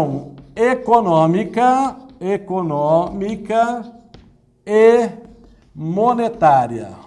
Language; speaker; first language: Portuguese; native; Portuguese